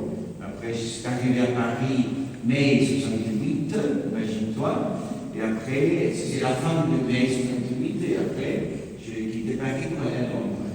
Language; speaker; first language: French; non-native, fluent; Spanish